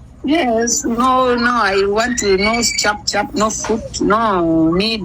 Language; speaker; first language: English; non-native, learner; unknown